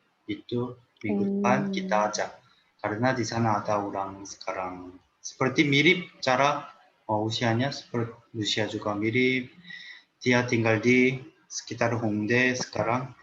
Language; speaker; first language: Indonesian; non-native, learner; Korean